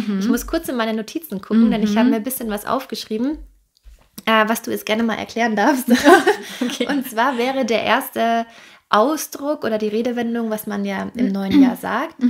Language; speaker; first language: German; native; German